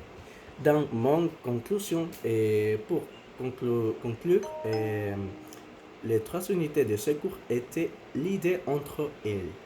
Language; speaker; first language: French; non-native, learner; Spanish